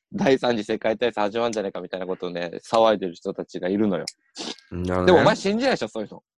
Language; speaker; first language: Japanese; native; Japanese